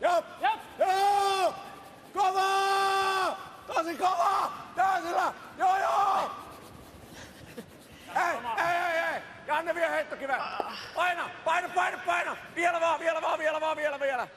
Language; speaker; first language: Finnish; native; Finnish